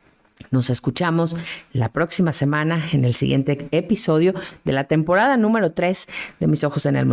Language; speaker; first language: Spanish; native; Spanish